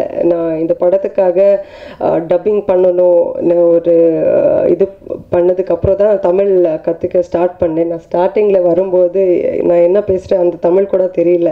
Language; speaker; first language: Tamil; non-native, learner; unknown